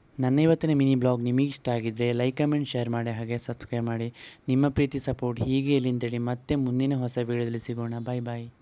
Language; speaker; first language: Kannada; non-native, local second language; Tulu